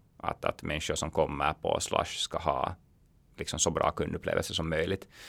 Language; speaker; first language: Swedish; native; Swedish